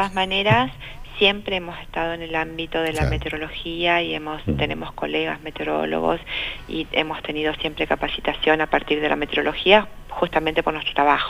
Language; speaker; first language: Spanish; native; Spanish